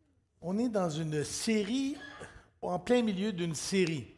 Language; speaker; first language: French; native; French